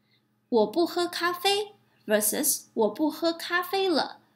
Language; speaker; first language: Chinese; non-native, fluent; English